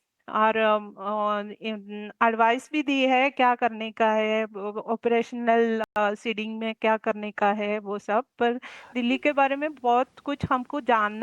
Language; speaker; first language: Hindi; non-native, local second language; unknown